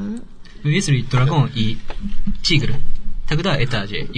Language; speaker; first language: Russian; non-native, learner; Japanese